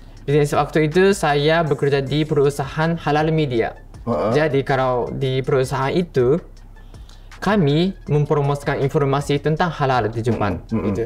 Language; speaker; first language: Indonesian; non-native, fluent; Japanese